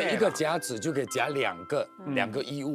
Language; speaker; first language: Chinese; native; Chinese